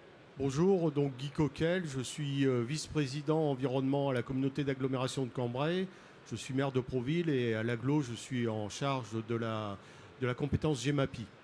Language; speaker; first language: French; native; French